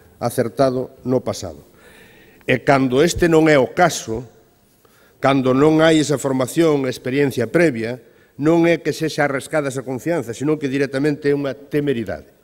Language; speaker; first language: Galician; native; Galician